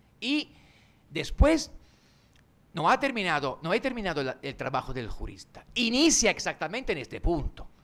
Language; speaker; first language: Spanish; non-native, fluent; Italian